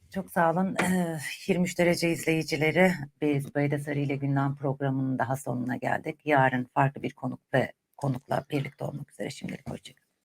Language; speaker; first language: Turkish; native; Turkish